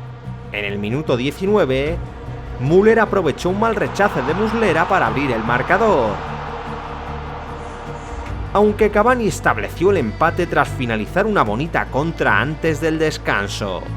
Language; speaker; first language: Spanish; native; Spanish